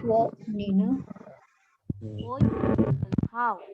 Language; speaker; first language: Chinese; non-native, learner; Indonesian